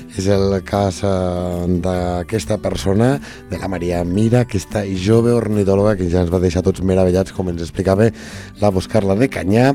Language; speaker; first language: Catalan; native; Catalan